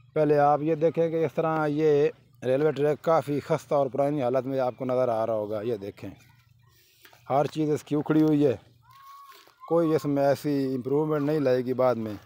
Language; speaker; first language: Urdu; non-native, local second language; Punjabi